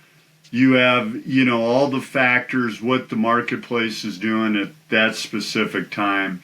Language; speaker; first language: English; native; English